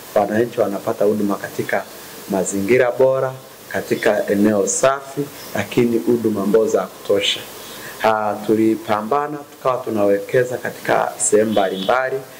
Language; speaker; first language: Swahili; non-native, local second language; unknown